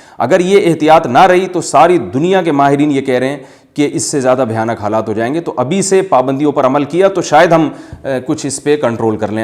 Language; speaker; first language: Urdu; native; Urdu